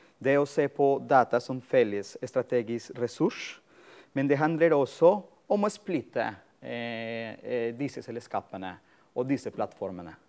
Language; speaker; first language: Norwegian; non-native, fluent; Spanish